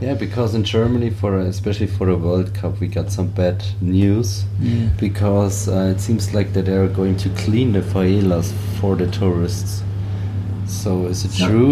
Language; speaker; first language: English; non-native, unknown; German